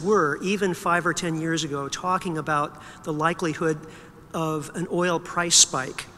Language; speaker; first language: English; native; English